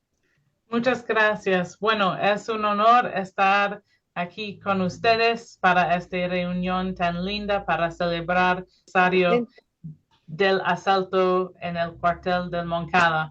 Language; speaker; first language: Spanish; non-native, fluent; English